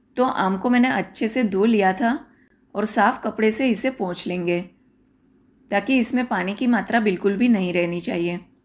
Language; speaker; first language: Hindi; non-native, local second language; Gujarati